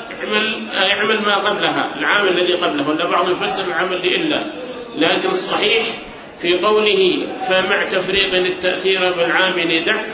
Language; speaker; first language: Arabic; native; Arabic